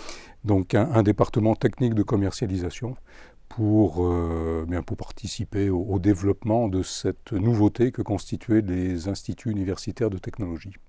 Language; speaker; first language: French; native; French